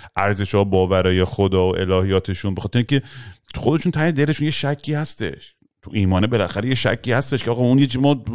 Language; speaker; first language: Persian; early bilingual, heritage; Persian